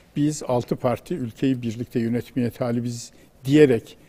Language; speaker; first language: Turkish; native; Turkish